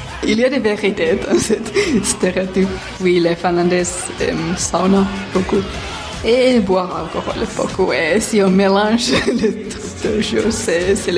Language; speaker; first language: French; non-native, fluent; Finnish